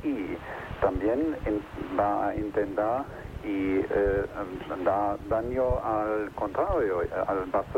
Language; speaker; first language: Spanish; non-native, fluent; German